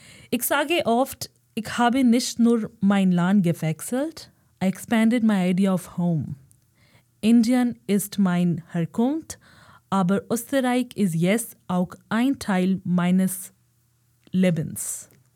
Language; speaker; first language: German; non-native, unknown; Hindi